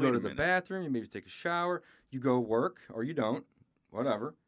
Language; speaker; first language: English; native; English